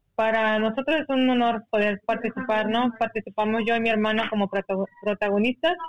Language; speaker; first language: Spanish; non-native, local second language; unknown